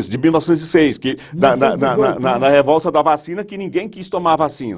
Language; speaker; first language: Portuguese; native; Portuguese